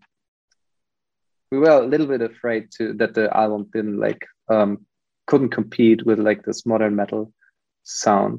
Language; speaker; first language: English; non-native, fluent; German